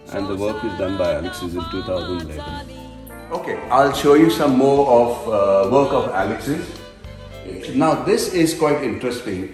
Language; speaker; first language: English; non-native, local second language; Konkani